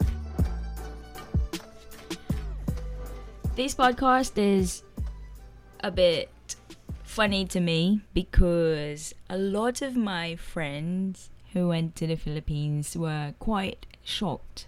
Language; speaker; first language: English; non-native, local second language; Filipino